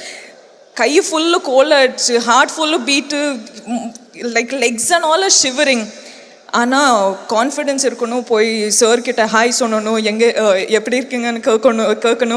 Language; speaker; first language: Tamil; non-native, learner; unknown